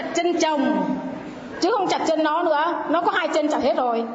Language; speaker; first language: Vietnamese; native; Vietnamese